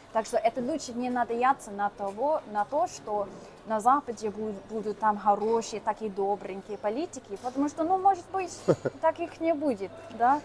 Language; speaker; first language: Russian; non-native, fluent; English